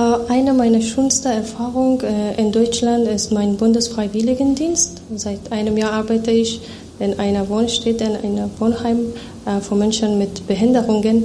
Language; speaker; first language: German; non-native, fluent; Persian